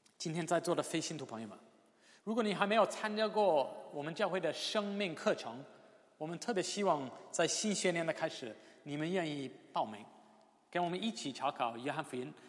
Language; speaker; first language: Chinese; non-native, fluent; English